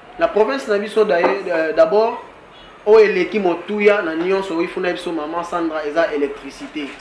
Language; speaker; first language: Lingala; non-native, local second language; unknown